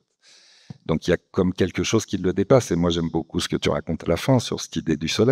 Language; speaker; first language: French; native; French